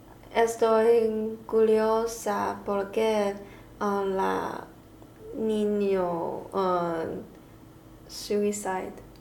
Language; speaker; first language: Spanish; non-native, learner; Chinese